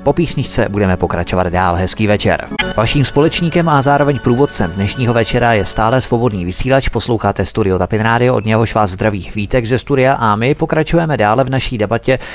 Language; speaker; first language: Czech; native; Czech